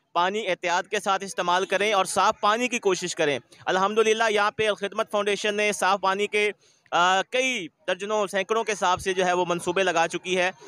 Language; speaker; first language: Urdu; non-native, local second language; Punjabi